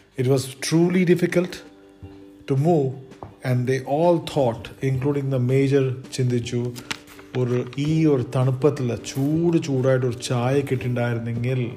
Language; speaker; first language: English; non-native, local second language; Malayalam